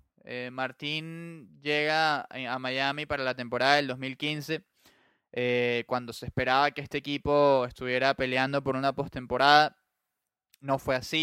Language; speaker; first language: Spanish; native; Spanish